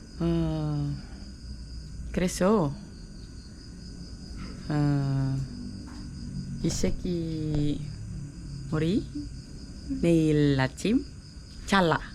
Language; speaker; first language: Korean; non-native, learner; Indonesian